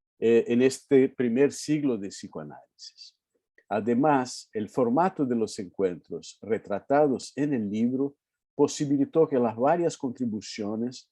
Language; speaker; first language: Spanish; non-native, fluent; Portuguese